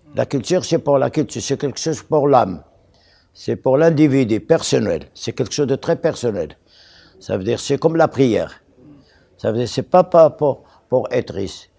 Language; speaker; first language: French; non-native, local second language; Arabic